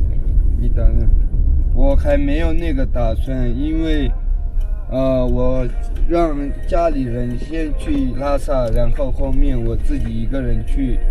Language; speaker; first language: Chinese; non-native, local second language; Tibetan